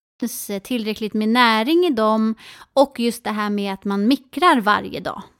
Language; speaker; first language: Swedish; non-native, fluent; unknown